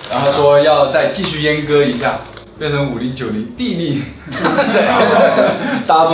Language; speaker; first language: Chinese; native; Chinese